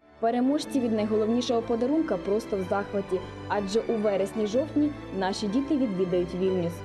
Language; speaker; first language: Ukrainian; native; Ukrainian